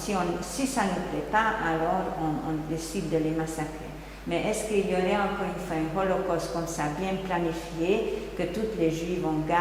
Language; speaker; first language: French; non-native, fluent; Hungarian